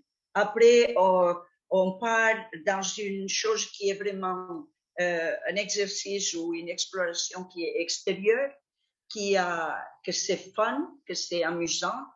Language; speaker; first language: French; non-native, fluent; Catalan